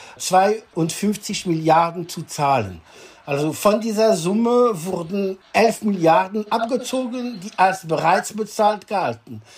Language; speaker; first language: German; non-native, fluent; French